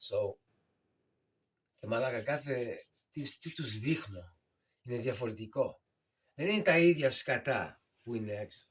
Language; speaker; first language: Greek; early bilingual, heritage; Greek